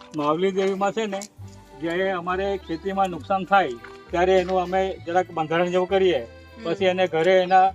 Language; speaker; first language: Gujarati; non-native, local second language; Kukna